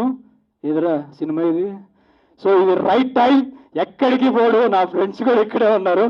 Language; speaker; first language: Telugu; native; Telugu